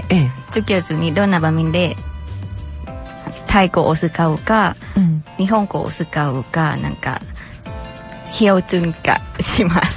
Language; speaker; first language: Japanese; non-native, fluent; Thai